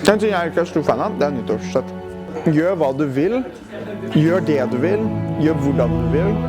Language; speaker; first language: Norwegian; native; Norwegian